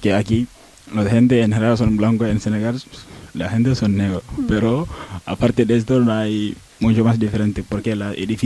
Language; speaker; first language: Spanish; non-native, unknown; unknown